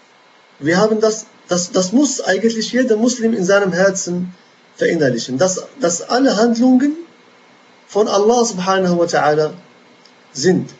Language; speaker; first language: German; non-native, fluent; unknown